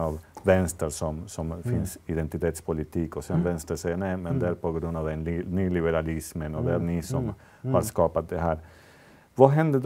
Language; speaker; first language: Swedish; non-native, fluent; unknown